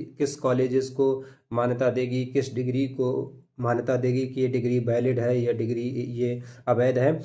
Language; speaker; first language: Hindi; native; Hindi